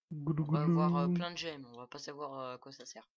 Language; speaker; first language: French; native; French